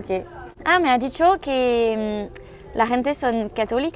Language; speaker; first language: Spanish; non-native, learner; French